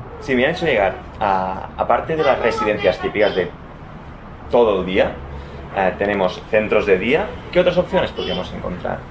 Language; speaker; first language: Spanish; non-native, local second language; Catalan